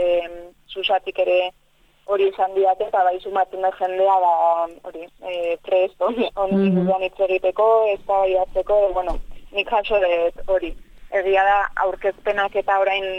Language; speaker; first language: Basque; native; Basque